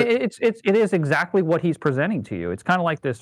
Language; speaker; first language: English; native; English